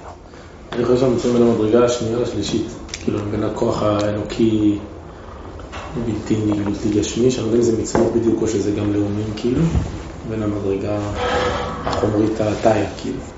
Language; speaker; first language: Hebrew; native; Hebrew